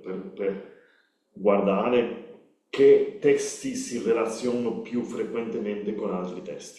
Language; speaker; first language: Italian; non-native, learner; Spanish